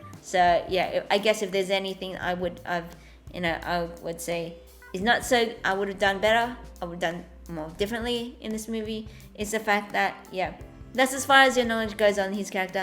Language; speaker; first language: English; native; English